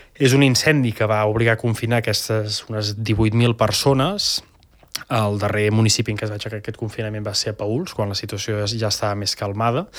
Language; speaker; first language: Catalan; native; Catalan